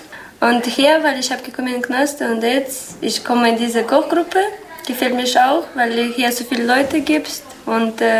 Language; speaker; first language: German; non-native, learner; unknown